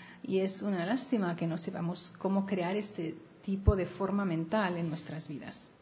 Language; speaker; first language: Spanish; native; Spanish